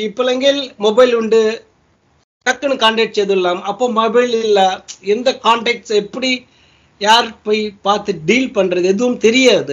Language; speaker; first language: Tamil; early bilingual, heritage; Tamil